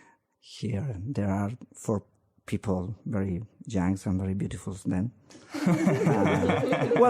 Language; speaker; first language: English; non-native, learner; Spanish